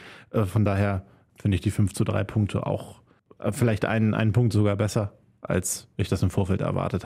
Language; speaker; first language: German; native; German